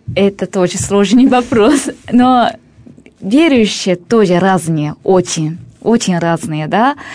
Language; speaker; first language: Russian; non-native, fluent; Japanese